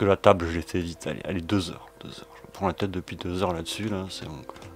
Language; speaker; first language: French; native; French